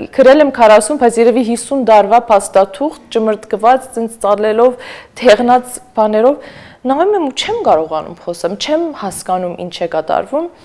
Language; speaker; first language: Armenian; native; Armenian